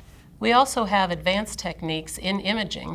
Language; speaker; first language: English; native; English